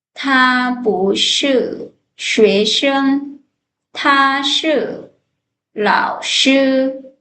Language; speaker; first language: Chinese; non-native, fluent; Lao